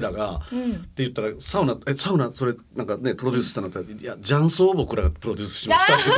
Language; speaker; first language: Japanese; native; Japanese